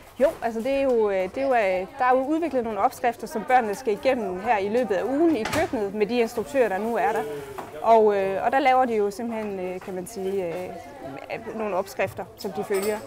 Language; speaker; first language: Danish; native; Danish